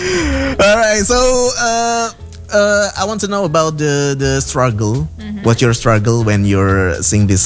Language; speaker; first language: English; non-native, fluent; Indonesian